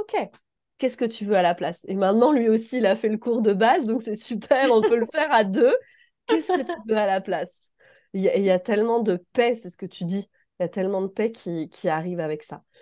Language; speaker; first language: French; native; French